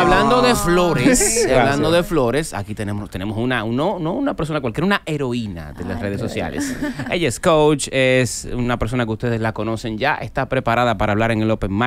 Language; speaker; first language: Spanish; native; Spanish